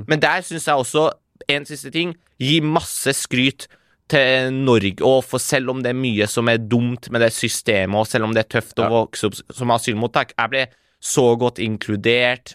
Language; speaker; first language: Norwegian; early bilingual, other home language; Persian